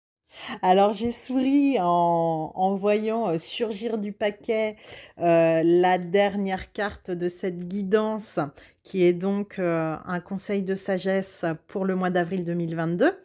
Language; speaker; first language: French; native; French